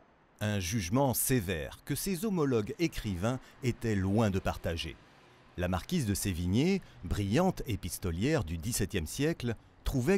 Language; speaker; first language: French; native; French